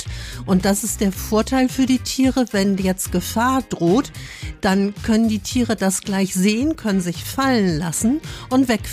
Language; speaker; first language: German; native; German